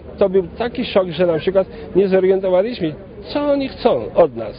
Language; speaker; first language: Polish; non-native, fluent; Georgian